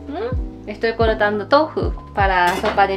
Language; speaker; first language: Spanish; non-native, fluent; Japanese